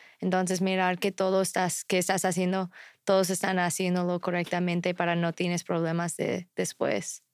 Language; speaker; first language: Spanish; non-native, fluent; English